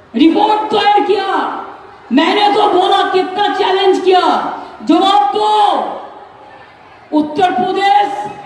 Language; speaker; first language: Hindi; non-native, local second language; Bangla